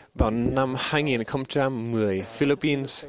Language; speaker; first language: Vietnamese; non-native, fluent; English